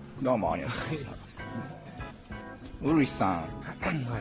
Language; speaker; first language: Japanese; native; Japanese